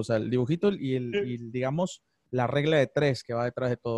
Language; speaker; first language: Spanish; native; Spanish